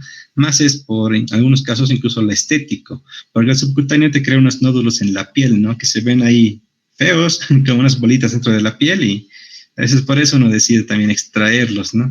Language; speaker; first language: Spanish; native; Spanish